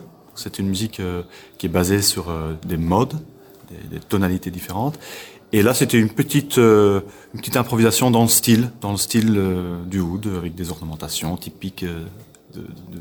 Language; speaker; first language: French; non-native, local second language; Dutch